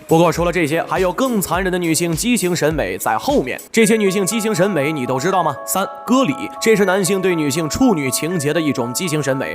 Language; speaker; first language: Chinese; native; Chinese